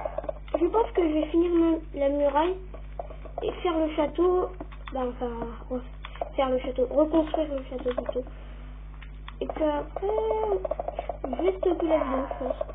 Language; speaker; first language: French; native; French